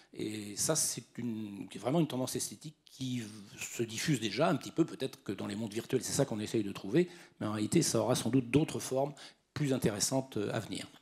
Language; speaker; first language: French; native; French